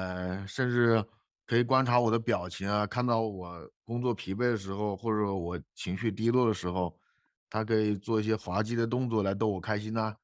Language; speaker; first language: Chinese; native; Chinese